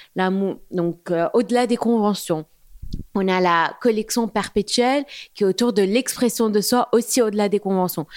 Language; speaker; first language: French; non-native, local second language; Arabic